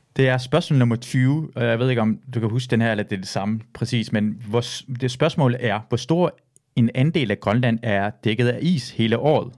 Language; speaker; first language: Danish; early bilingual, other home language; Persian